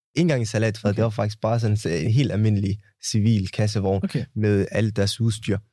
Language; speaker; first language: Danish; early bilingual, other home language; Somali